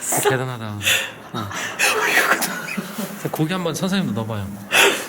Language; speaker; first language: Korean; native; Korean